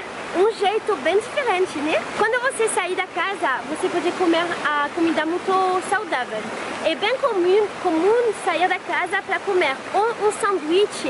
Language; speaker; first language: Portuguese; non-native, fluent; French